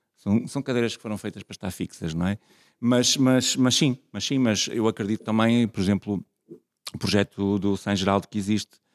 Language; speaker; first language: Portuguese; native; Portuguese